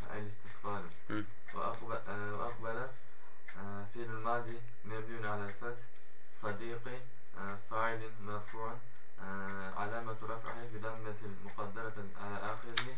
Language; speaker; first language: Arabic; non-native, learner; Turkish